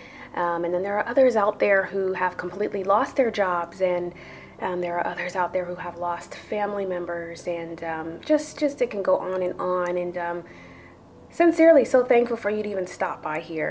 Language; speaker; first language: English; native; English